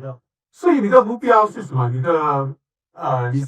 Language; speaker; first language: Chinese; non-native, learner; English